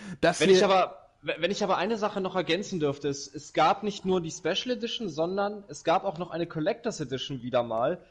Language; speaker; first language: German; native; German